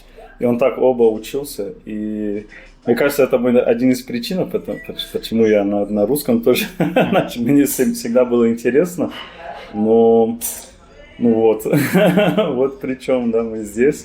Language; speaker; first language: Russian; non-native, fluent; Portuguese